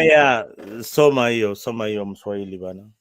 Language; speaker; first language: Swahili; non-native, local second language; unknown